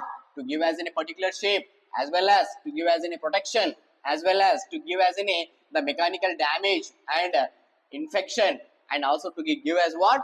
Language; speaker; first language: English; non-native, local second language; Telugu